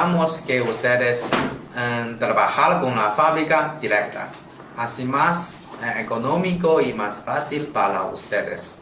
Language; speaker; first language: Spanish; non-native, learner; Chinese